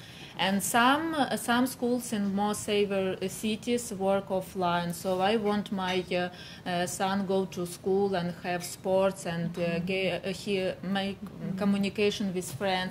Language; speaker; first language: English; non-native, learner; Ukrainian